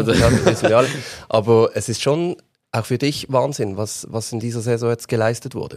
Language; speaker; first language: German; native; German